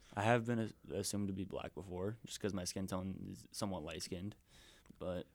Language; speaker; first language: English; early bilingual, other home language; Spanish